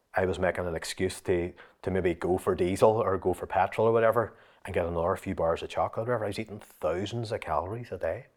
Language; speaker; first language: English; native; English